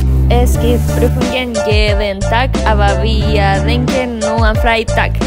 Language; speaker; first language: German; non-native, learner; Spanish